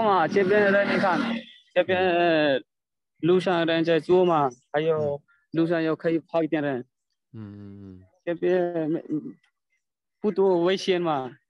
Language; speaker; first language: Chinese; non-native, learner; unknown